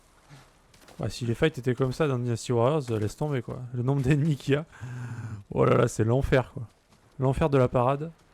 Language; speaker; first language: French; native; French